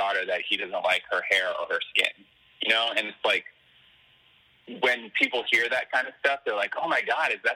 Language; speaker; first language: English; native; English